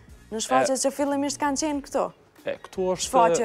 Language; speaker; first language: Albanian; native; Albanian